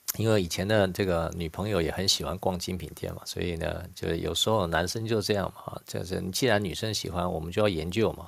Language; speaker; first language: Chinese; native; Chinese